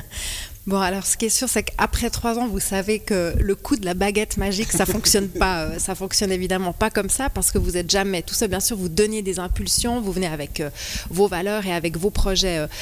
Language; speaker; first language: French; early bilingual, other home language; Spanish